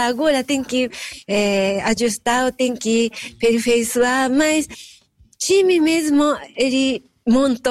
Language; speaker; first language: Portuguese; non-native, fluent; Japanese